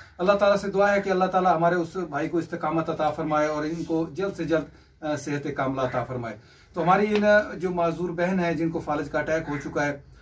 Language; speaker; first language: Urdu; non-native, local second language; Punjabi